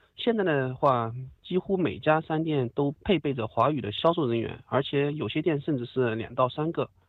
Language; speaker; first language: Chinese; native; Chinese